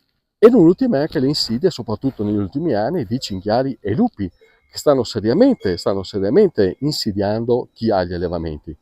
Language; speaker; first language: Italian; native; Italian